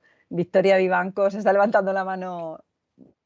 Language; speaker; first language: Spanish; native; Spanish